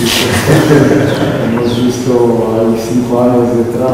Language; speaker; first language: Spanish; non-native, learner; Romanian